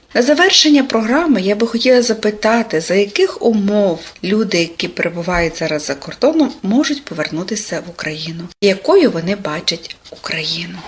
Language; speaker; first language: Ukrainian; native; Ukrainian